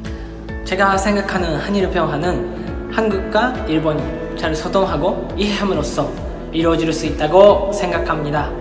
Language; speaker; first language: Korean; non-native, fluent; Japanese